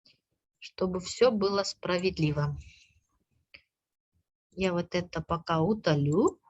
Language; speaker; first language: Russian; non-native, local second language; Kyrgyz